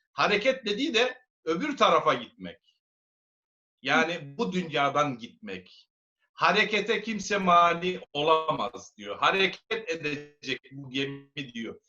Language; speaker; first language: Turkish; native; Turkish